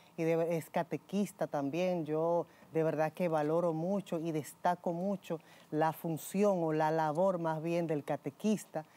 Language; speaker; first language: Spanish; native; Spanish